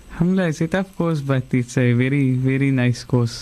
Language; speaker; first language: English; native; English